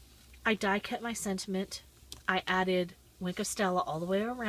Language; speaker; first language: English; native; English